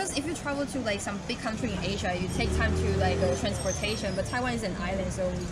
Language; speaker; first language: English; non-native, fluent; Chinese